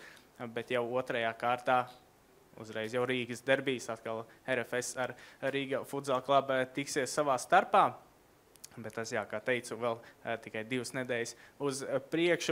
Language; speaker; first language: Latvian; native; Latvian